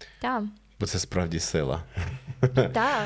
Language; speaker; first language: Ukrainian; non-native, fluent; English